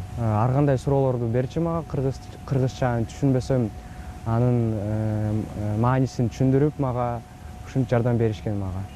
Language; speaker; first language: Kyrgyz; non-native, local second language; Russian